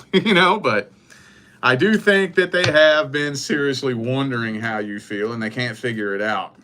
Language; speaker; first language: English; native; English